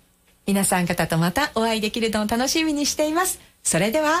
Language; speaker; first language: Japanese; native; Japanese